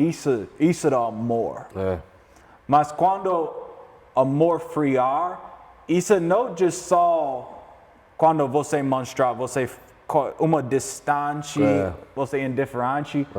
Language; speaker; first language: Portuguese; non-native, learner; English